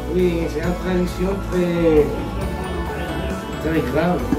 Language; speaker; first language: French; non-native, learner; Spanish